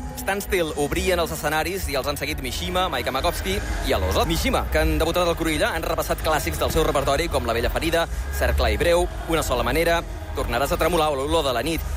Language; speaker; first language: Catalan; native; Catalan